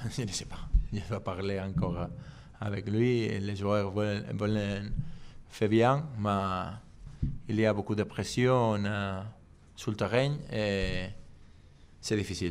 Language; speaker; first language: French; non-native, learner; Spanish